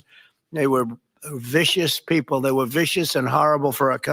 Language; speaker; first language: English; native; English